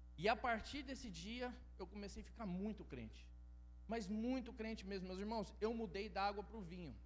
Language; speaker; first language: Portuguese; early bilingual, heritage; Portuguese